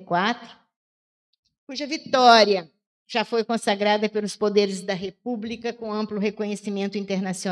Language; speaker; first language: Portuguese; native; Portuguese